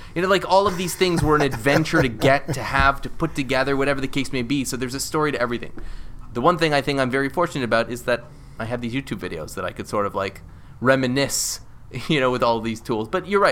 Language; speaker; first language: English; native; English